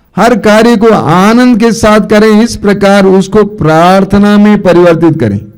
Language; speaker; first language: Hindi; non-native, local second language; Malayalam